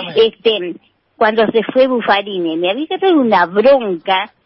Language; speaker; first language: Spanish; native; Spanish